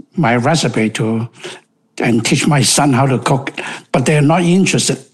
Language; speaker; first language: English; non-native, local second language; Cantonese